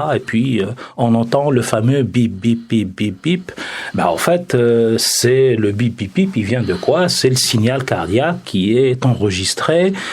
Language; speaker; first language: French; non-native, local second language; Arabic